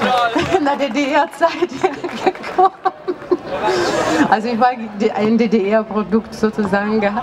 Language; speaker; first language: German; non-native, fluent; Russian